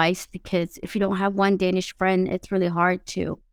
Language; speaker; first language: English; early bilingual, other home language; Filipino